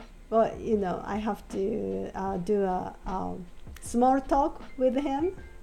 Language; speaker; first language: English; non-native, fluent; Japanese